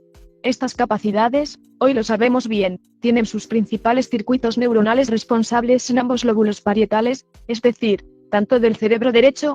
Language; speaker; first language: Spanish; native; Spanish